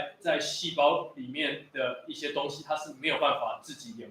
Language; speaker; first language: Chinese; native; Chinese